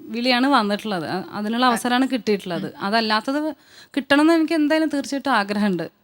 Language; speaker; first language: Malayalam; native; Malayalam